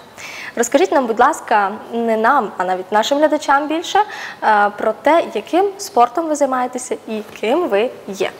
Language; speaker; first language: Ukrainian; native; Ukrainian